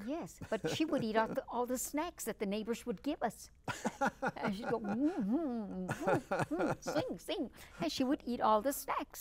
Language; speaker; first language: English; early bilingual, other home language; Spanish